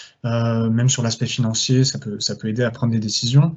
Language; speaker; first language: French; native; French